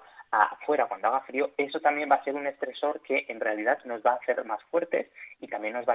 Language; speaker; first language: Spanish; native; Spanish